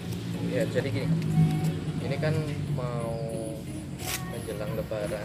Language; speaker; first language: Indonesian; native; Indonesian